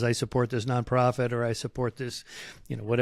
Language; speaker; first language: English; native; English